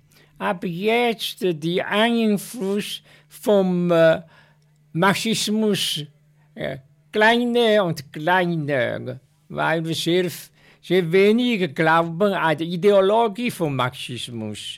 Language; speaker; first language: German; non-native, learner; Chinese